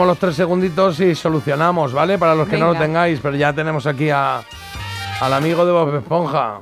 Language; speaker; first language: Spanish; native; Spanish